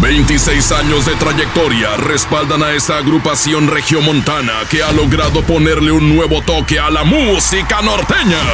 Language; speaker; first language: Spanish; native; Spanish